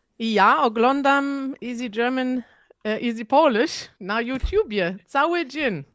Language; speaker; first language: Polish; non-native, learner; German